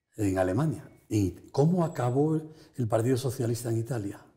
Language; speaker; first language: Spanish; native; Spanish